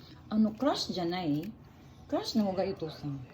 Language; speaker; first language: Japanese; non-native, learner; Cebuano